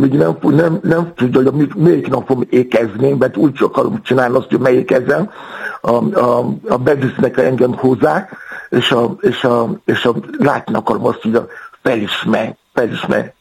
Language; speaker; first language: Hungarian; non-native, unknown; Yoruba